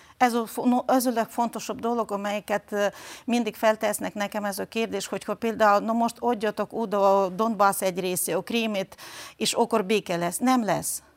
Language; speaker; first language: Hungarian; non-native, fluent; Ukrainian